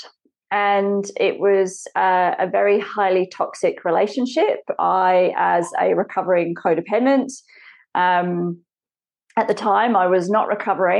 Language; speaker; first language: English; native; English